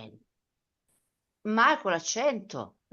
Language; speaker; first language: Italian; native; Italian